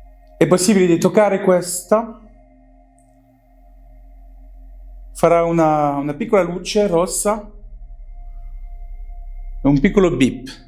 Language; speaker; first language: Italian; non-native, learner; French